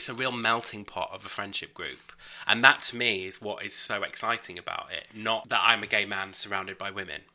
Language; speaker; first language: English; native; English